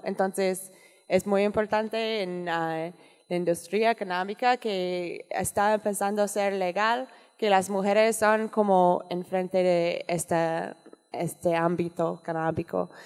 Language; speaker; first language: Spanish; non-native, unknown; English